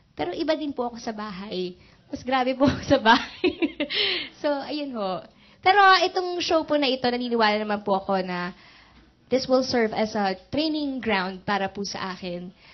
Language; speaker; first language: Filipino; native; Filipino